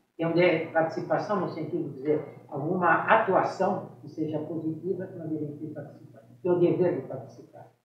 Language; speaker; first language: Portuguese; native; Portuguese